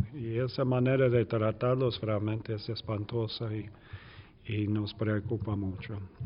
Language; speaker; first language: Spanish; non-native, fluent; English